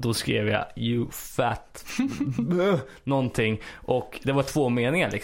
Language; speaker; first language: Swedish; native; Swedish